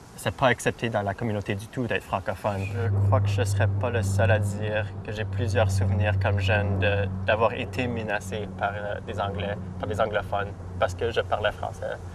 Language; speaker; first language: French; native; French